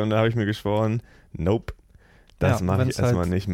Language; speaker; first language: German; native; German